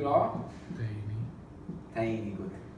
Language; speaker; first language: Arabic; non-native, fluent; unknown